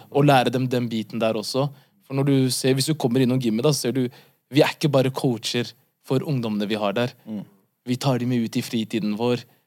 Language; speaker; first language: Norwegian; early bilingual, other home language; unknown